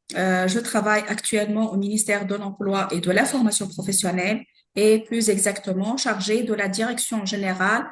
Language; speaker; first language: French; non-native, local second language; Arabic